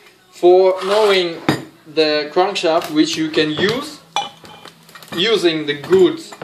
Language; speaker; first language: English; non-native, fluent; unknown